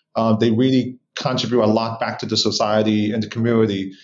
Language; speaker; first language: English; non-native, local second language; Cantonese